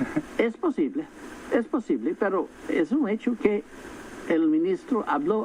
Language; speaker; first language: Spanish; non-native, fluent; English